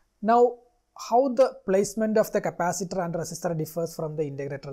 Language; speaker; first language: English; non-native, local second language; Malayalam